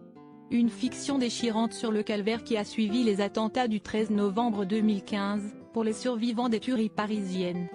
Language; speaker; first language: French; native; French